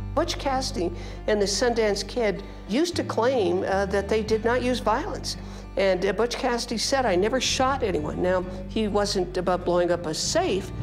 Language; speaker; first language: English; native; English